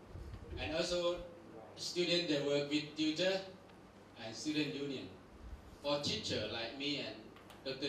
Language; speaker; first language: English; non-native, learner; Thai